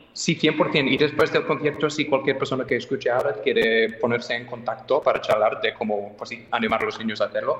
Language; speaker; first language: Spanish; non-native, fluent; English